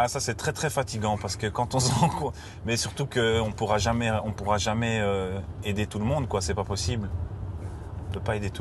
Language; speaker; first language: French; native; French